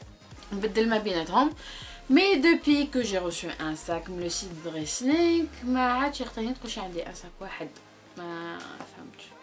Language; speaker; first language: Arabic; early bilingual, heritage; Arabic